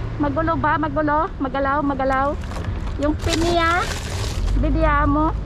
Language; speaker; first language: Filipino; native; Filipino